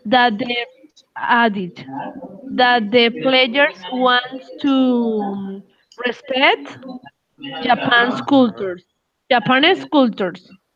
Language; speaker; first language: English; non-native, learner; Spanish